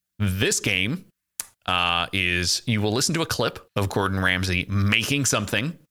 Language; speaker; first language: English; native; English